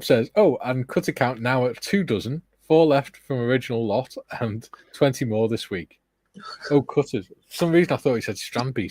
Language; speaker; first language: English; native; English